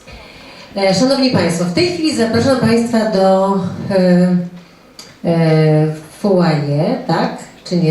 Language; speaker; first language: Polish; native; Polish